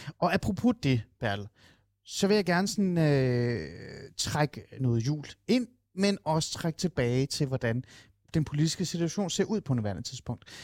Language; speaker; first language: Danish; native; Danish